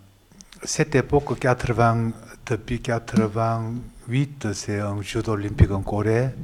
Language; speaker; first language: French; non-native, learner; Korean